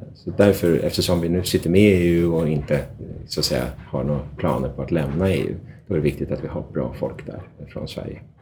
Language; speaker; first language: Swedish; native; Swedish